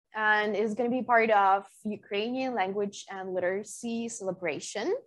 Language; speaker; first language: English; non-native, fluent; Ukrainian